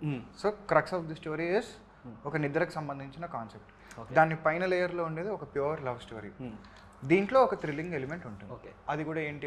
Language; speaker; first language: Telugu; native; Telugu